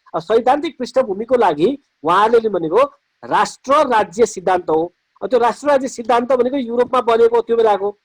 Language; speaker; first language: Nepali; native; Nepali